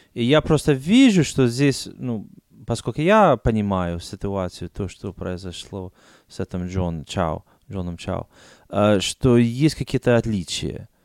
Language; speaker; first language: Russian; non-native, fluent; English